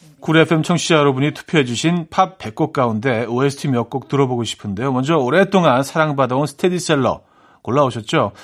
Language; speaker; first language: Korean; native; Korean